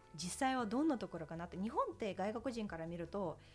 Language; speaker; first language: Japanese; non-native, fluent; Russian